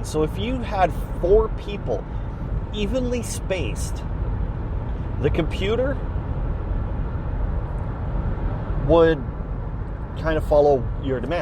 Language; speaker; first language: English; native; English